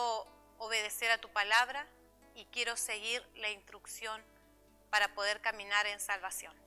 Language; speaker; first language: Spanish; native; Spanish